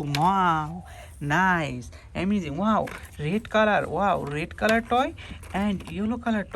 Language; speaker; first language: English; non-native, learner; Hindi